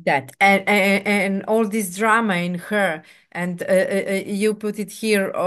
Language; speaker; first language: English; non-native, fluent; Serbian